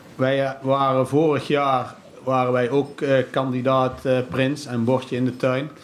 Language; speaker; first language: Dutch; native; Dutch